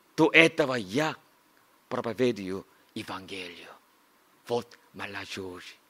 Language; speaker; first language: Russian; non-native, learner; Korean